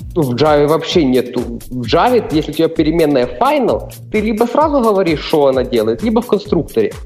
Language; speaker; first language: Russian; non-native, local second language; Ukrainian